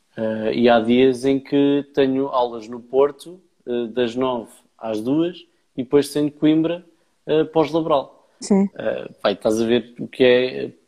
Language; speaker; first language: Portuguese; native; Portuguese